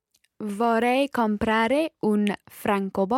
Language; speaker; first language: Italian; non-native, learner; English